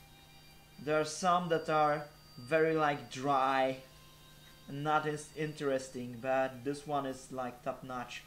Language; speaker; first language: English; non-native, fluent; Polish